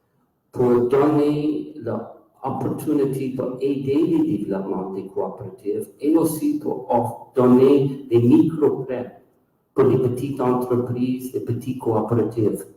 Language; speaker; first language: French; non-native, local second language; English